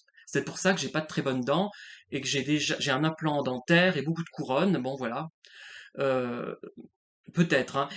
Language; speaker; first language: French; native; French